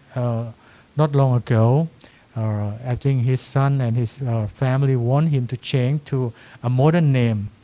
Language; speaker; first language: English; non-native, fluent; Thai